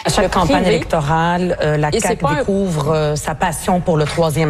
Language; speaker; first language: French; native; French